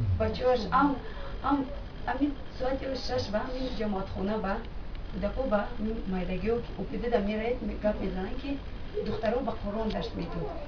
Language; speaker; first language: Tajik; non-native, local second language; Shughni